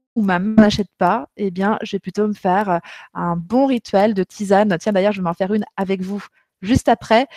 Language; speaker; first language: French; native; French